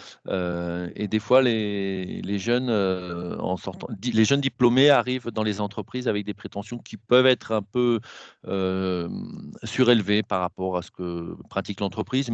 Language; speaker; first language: French; native; French